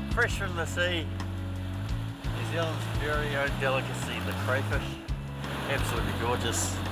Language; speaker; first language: English; native; English